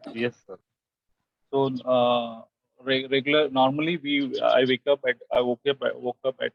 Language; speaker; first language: English; non-native, learner; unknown